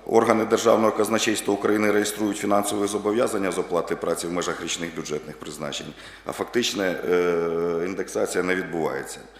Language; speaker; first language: Ukrainian; native; Ukrainian